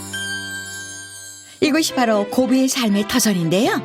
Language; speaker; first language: Korean; native; Korean